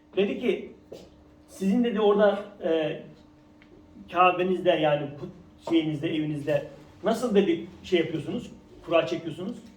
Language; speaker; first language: Turkish; native; Turkish